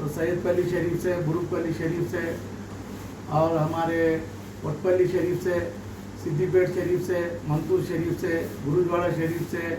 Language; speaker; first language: Urdu; native; Urdu